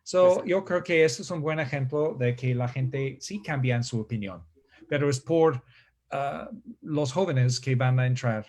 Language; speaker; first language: Spanish; non-native, fluent; English